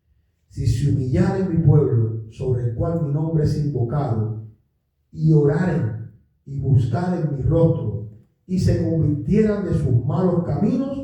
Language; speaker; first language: Spanish; native; Spanish